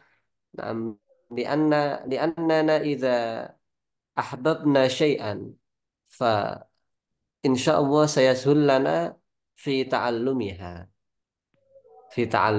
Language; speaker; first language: Arabic; non-native, fluent; Indonesian